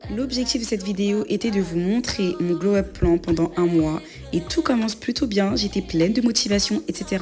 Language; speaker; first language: French; native; French